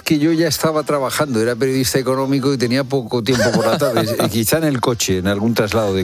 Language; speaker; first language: Spanish; native; Spanish